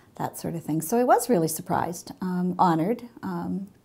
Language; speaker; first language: English; native; English